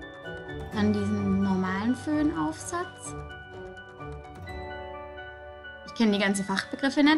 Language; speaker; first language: German; native; German